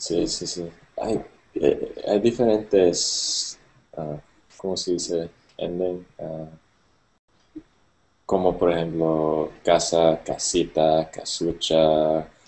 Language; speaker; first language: Spanish; non-native, learner; English